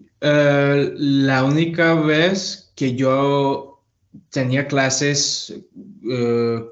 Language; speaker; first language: Spanish; non-native, fluent; English